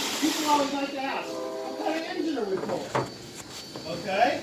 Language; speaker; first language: English; native; English